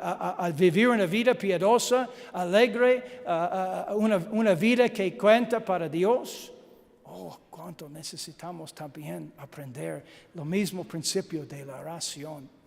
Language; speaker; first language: Spanish; non-native, learner; English